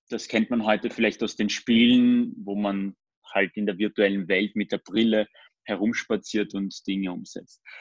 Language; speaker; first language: German; early bilingual, other home language; Armenian